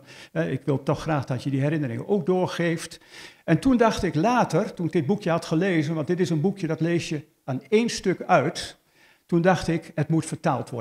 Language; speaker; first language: Dutch; native; Dutch